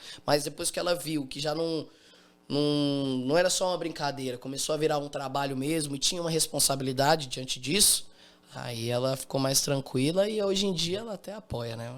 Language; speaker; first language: Portuguese; native; Portuguese